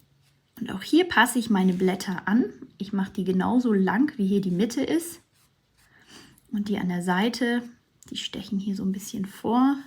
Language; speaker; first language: German; native; German